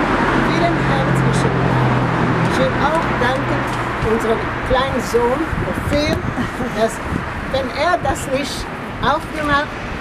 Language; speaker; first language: German; early bilingual, heritage; Hebrew